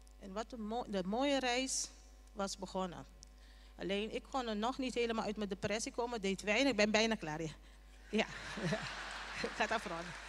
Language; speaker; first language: Dutch; non-native, local second language; Papiamento